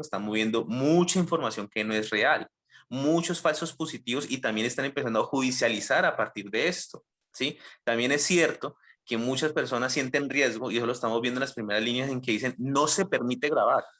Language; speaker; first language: Spanish; native; Spanish